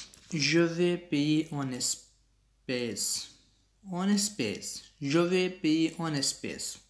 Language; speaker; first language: French; non-native, learner; Pashto